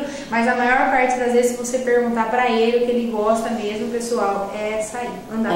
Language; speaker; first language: Portuguese; native; Portuguese